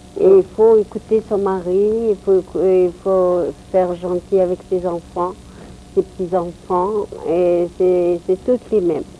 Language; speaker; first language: French; non-native, local second language; Arabic